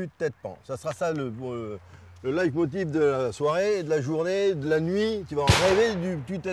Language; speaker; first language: French; native; French